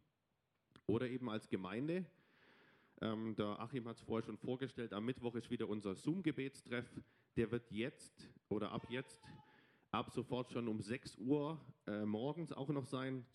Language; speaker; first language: German; native; German